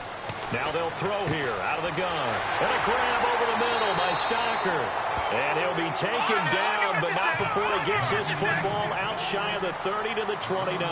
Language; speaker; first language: English; native; English